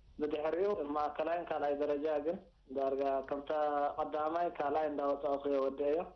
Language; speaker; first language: Tigrinya; non-native, local second language; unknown